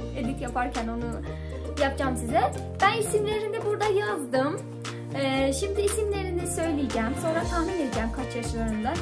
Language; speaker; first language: Turkish; non-native, fluent; Persian